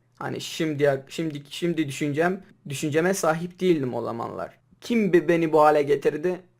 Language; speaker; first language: Turkish; non-native, local second language; Kurdish